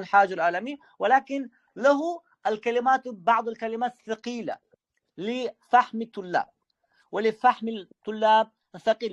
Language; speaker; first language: Arabic; non-native, fluent; Uzbek